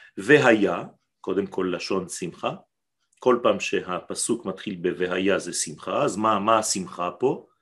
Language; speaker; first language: Hebrew; non-native, fluent; French